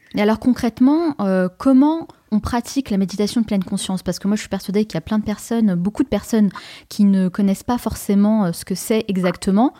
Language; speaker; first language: French; native; French